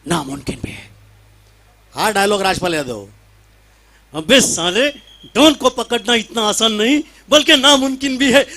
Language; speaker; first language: Hindi; non-native, local second language; Marathi